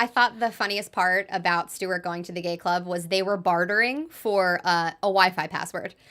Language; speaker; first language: English; native; English